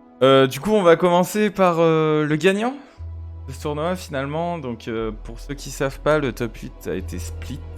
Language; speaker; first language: French; native; French